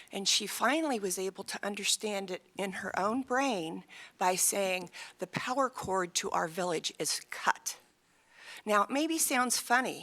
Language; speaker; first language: English; native; English